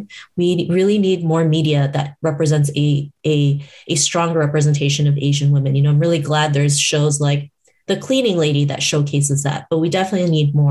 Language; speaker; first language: English; native; English